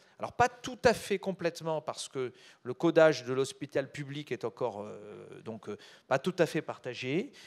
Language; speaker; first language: French; native; French